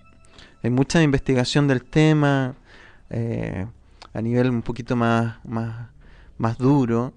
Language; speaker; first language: Spanish; native; Spanish